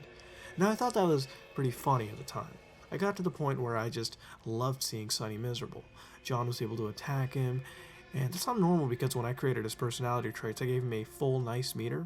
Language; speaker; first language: English; native; English